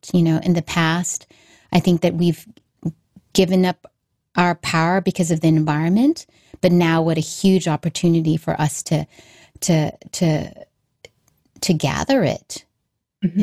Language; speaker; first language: English; native; English